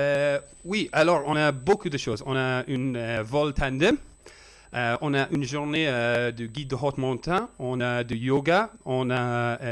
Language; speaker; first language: French; non-native, learner; English